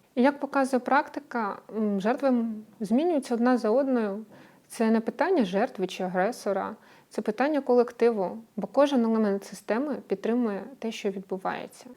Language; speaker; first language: Ukrainian; non-native, local second language; Russian